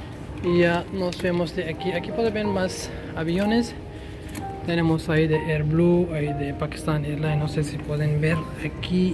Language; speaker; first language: Spanish; non-native, learner; Urdu